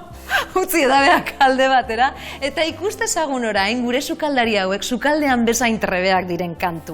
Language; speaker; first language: Basque; native; Basque